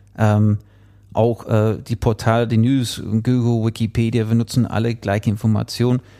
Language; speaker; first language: German; non-native, fluent; English